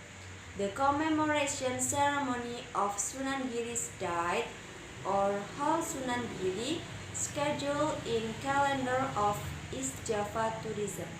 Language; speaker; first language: English; non-native, learner; Indonesian